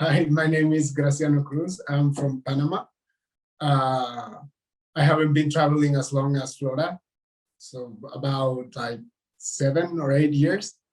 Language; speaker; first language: English; non-native, local second language; Spanish